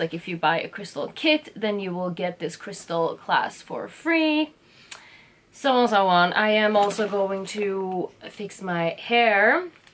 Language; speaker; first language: English; non-native, fluent; Swedish